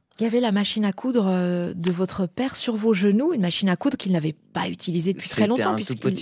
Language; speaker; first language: French; native; French